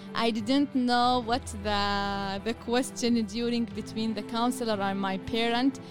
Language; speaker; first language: English; non-native, learner; Arabic